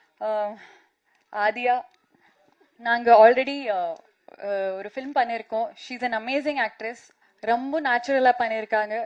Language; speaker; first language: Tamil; non-native, fluent; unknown